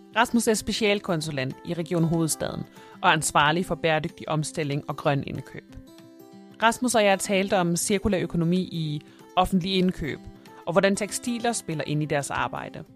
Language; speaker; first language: Danish; non-native, fluent; German